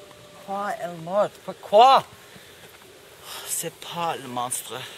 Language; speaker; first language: French; non-native, learner; English